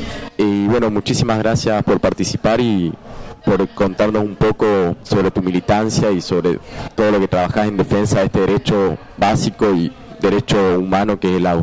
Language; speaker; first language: Spanish; native; Spanish